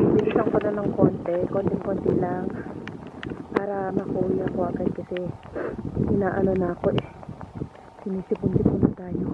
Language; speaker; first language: Filipino; non-native, local second language; Pampanga